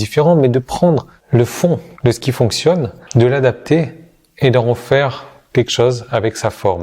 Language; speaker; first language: French; native; French